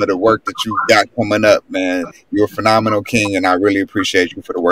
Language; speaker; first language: English; native; English